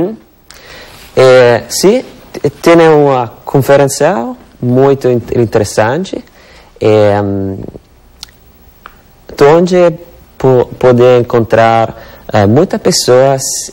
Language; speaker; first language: Portuguese; non-native, learner; Italian